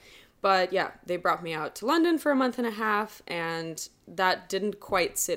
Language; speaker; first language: English; non-native, fluent; Russian